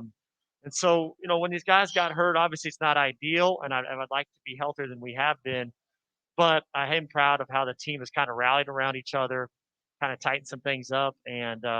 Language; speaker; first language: English; native; English